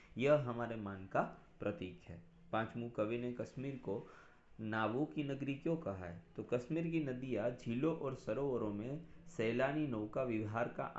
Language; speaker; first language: Hindi; non-native, local second language; Gujarati